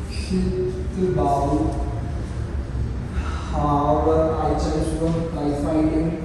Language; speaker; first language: Vietnamese; non-native, learner; Hindi